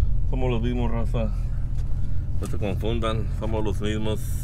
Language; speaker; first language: Spanish; native; Spanish